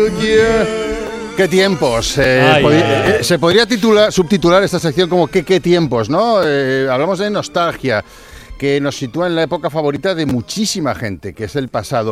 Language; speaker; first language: Spanish; native; Spanish